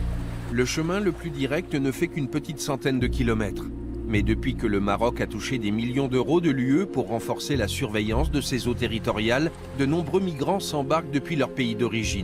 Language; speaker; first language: French; native; French